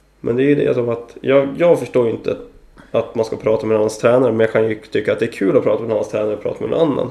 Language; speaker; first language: Swedish; early bilingual, other home language; Greek